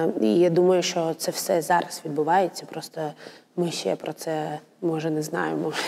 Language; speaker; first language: Ukrainian; non-native, local second language; Russian